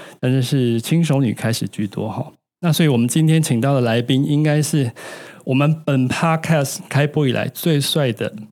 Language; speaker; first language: Chinese; native; Chinese